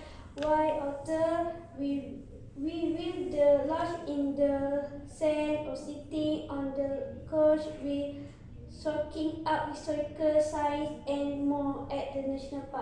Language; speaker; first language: English; non-native, learner; Malay